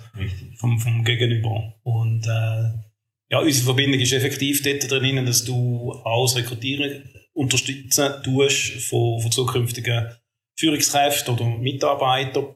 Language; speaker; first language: German; native; German